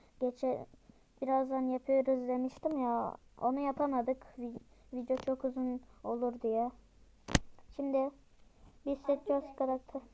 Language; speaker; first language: Turkish; native; Turkish